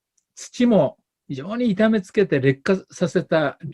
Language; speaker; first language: Japanese; native; Japanese